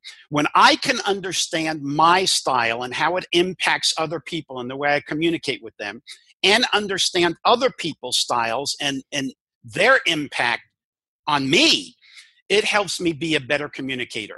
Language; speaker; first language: English; native; English